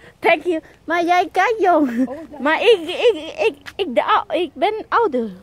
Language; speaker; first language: Dutch; non-native, learner; Thai